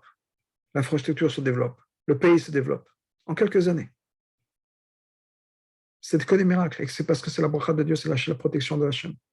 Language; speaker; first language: French; native; French